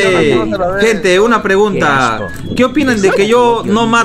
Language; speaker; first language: Spanish; native; Spanish